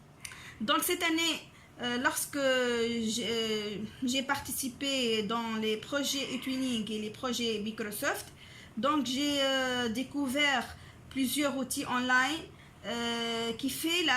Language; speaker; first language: French; non-native, local second language; Arabic